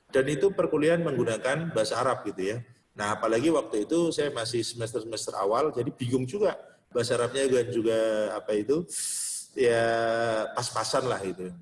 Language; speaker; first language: Indonesian; non-native, local second language; Javanese